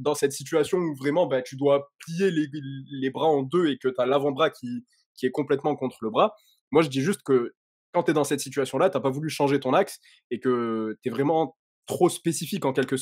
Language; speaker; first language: French; native; French